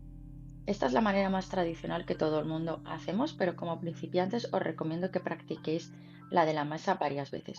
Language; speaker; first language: Spanish; native; Spanish